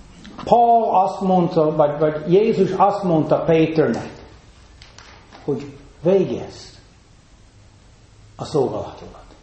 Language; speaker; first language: Hungarian; non-native, fluent; English